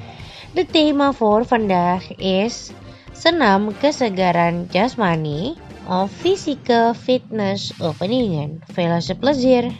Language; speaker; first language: Dutch; non-native, fluent; Indonesian